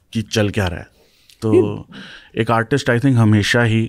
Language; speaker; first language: Hindi; native; Hindi